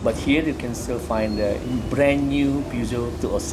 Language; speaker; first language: English; non-native, learner; Indonesian